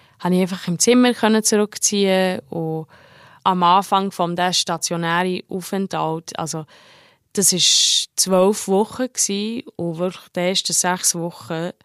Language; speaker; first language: German; early bilingual, heritage; German